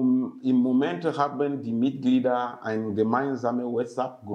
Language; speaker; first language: German; non-native, fluent; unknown